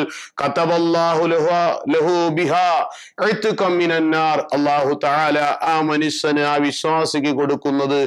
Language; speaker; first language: Malayalam; native; Malayalam